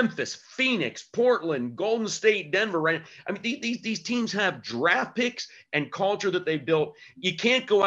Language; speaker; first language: English; native; English